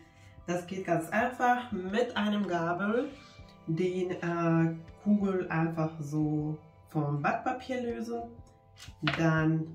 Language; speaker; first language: German; non-native, fluent; Finnish